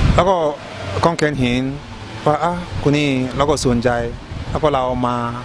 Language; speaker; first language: Thai; non-native, learner; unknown